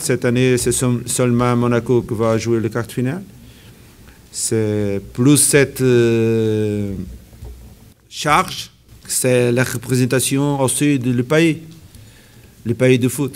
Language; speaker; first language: French; non-native, learner; Portuguese